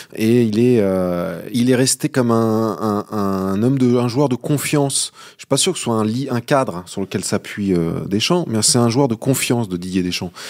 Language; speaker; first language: French; native; French